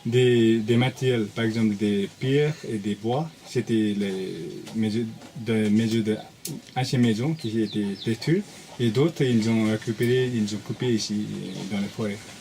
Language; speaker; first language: French; non-native, fluent; Nepali